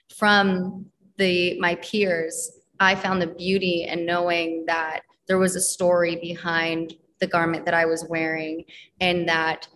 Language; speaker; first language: English; native; English